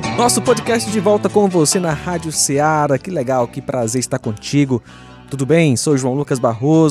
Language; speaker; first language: Portuguese; native; Portuguese